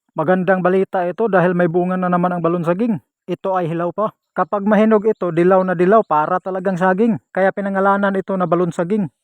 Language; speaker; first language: Filipino; non-native, local second language; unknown